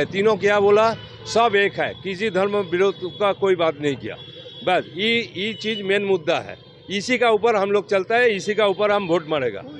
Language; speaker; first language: Hindi; non-native, local second language; Bangla